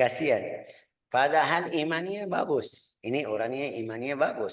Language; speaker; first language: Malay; non-native, fluent; Arabic